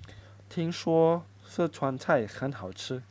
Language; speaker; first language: Chinese; non-native, fluent; Indonesian